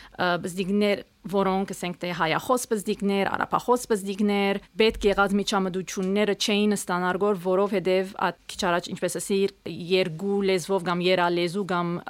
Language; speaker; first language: Armenian; early bilingual, heritage; Armenian